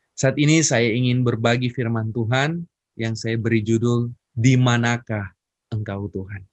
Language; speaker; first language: Indonesian; native; Indonesian